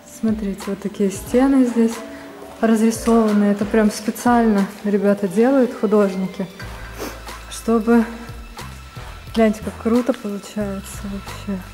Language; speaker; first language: Russian; native; Russian